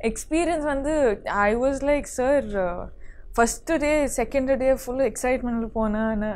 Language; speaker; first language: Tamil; non-native, learner; Kodava